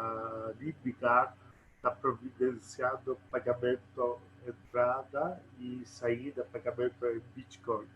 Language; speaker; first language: Portuguese; non-native, learner; Polish